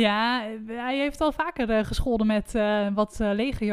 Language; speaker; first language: Dutch; native; Dutch